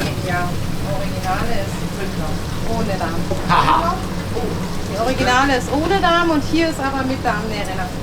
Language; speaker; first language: German; native; German